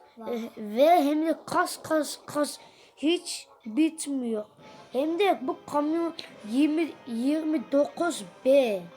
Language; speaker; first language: Turkish; early bilingual, heritage; Dutch